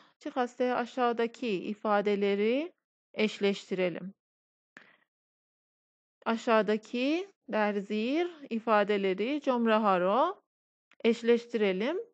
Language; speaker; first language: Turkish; non-native, fluent; Persian